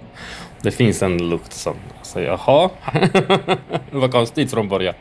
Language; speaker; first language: Swedish; non-native, learner; Polish